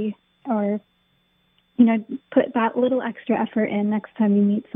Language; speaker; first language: English; native; English